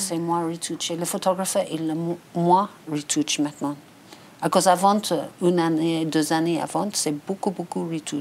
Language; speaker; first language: French; non-native, learner; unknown